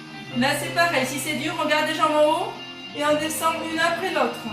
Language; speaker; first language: French; native; French